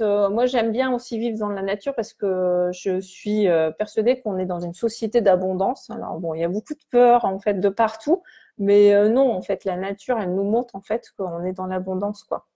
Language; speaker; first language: French; native; French